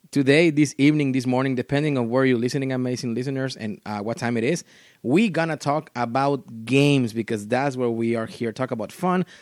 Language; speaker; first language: English; non-native, fluent; Spanish